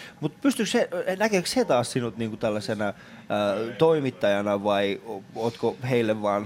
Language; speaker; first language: Finnish; native; Finnish